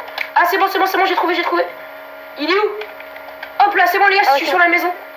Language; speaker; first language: French; native; French